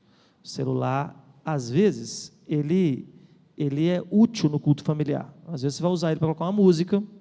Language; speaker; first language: Portuguese; native; Portuguese